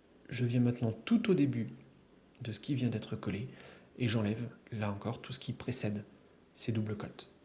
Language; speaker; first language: French; native; French